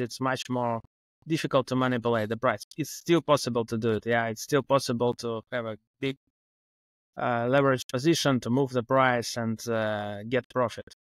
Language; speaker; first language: English; non-native, fluent; Russian